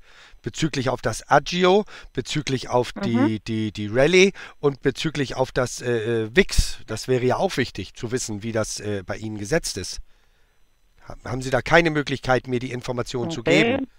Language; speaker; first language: German; native; German